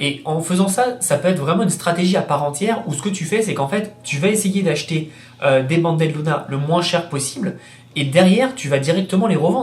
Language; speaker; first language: French; native; French